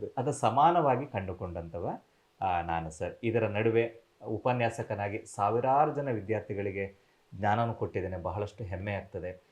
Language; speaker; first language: Kannada; native; Kannada